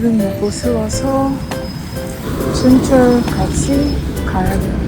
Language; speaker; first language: Korean; non-native, learner; Ukrainian